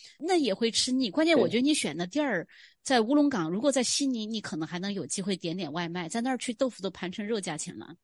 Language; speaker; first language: Chinese; native; Chinese